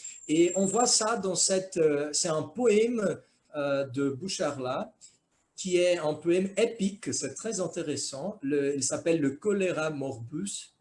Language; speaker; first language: French; non-native, fluent; Portuguese